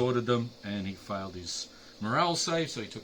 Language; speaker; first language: English; native; English